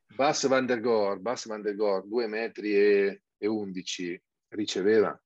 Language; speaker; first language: Italian; native; Italian